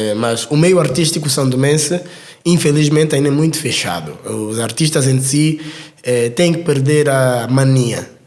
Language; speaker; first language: Portuguese; native; Portuguese